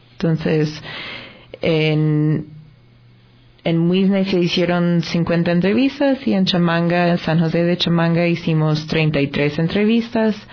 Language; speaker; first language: Spanish; non-native, fluent; English